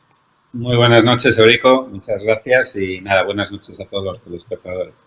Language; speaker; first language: Spanish; native; Spanish